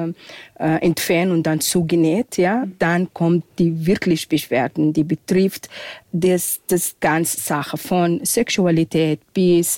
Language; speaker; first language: German; non-native, fluent; Arabic